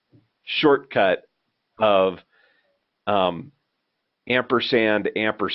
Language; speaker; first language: English; native; English